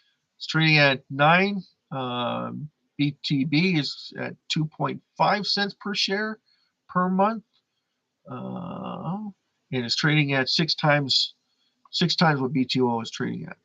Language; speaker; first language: English; native; English